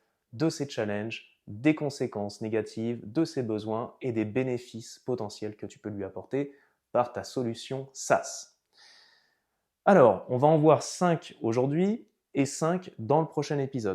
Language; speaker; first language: French; native; French